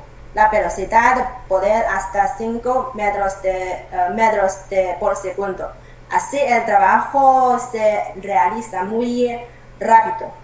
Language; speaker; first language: Spanish; non-native, learner; Chinese